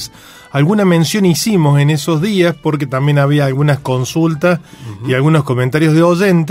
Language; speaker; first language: Spanish; native; Spanish